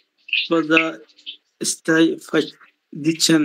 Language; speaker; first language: Italian; non-native, learner; Bangla